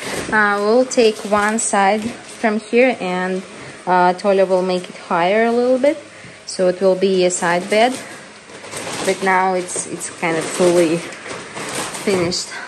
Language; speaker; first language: English; non-native, fluent; Russian